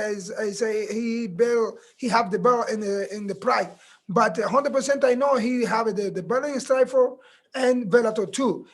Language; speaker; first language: English; non-native, learner; Spanish